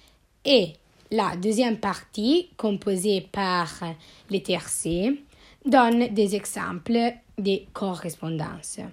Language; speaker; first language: French; non-native, learner; Italian